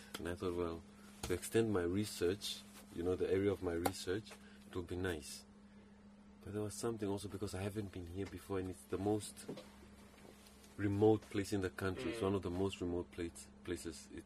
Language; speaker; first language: English; non-native, local second language; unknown